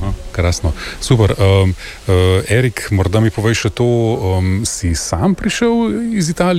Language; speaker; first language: Slovenian; native; Slovenian